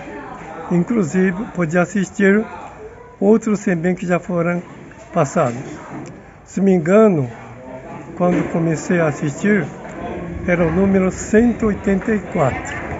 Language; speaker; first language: Portuguese; non-native, fluent; Japanese